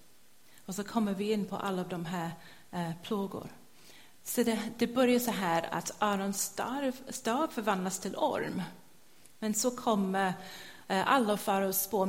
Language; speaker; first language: Swedish; non-native, fluent; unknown